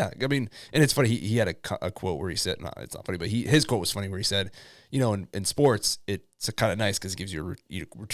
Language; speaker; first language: English; native; English